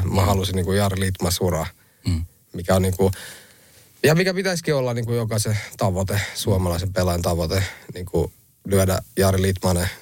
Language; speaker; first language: Finnish; early bilingual, other home language; Albanian